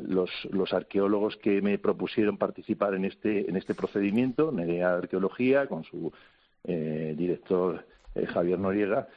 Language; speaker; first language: Spanish; native; Spanish